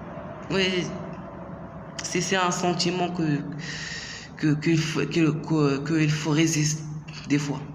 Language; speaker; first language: French; non-native, local second language; Arabic